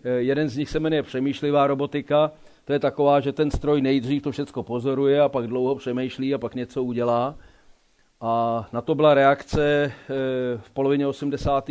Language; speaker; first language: Czech; native; Czech